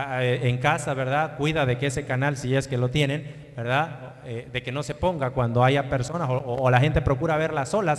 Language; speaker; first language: Spanish; native; Spanish